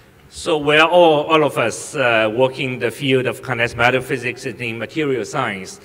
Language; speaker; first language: English; non-native, fluent; Chinese